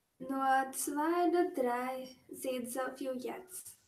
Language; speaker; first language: German; non-native, learner; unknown